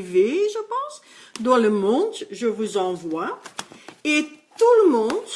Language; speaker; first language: French; non-native, local second language; Dutch